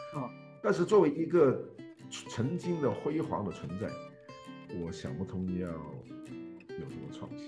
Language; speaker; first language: Chinese; non-native, local second language; Cantonese